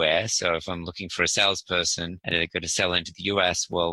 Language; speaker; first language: English; native; English